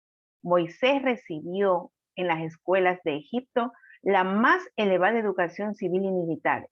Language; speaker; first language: Spanish; native; Spanish